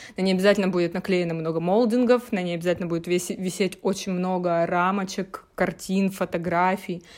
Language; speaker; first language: Russian; native; Russian